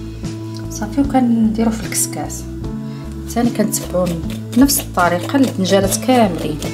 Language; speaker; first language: Arabic; native; Arabic